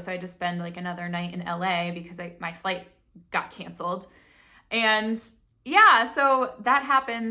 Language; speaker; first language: English; native; English